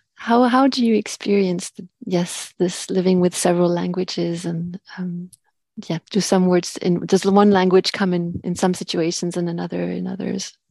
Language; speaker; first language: English; non-native, fluent; French